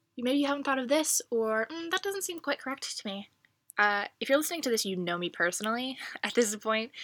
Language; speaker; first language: English; native; English